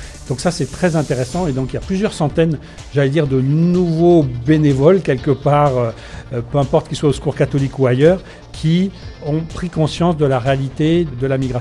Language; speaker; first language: French; native; French